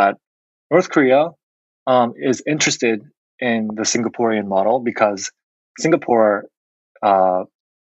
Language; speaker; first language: English; non-native, fluent; Korean